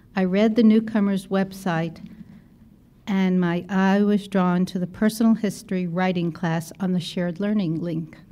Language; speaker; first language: English; native; English